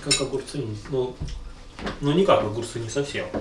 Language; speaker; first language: Russian; native; Russian